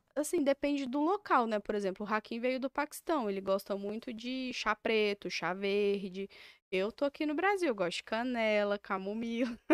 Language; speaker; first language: Portuguese; native; Portuguese